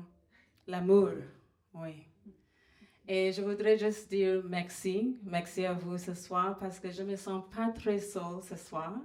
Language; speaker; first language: French; non-native, fluent; English